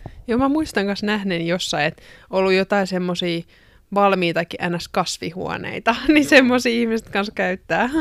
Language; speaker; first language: Finnish; native; Finnish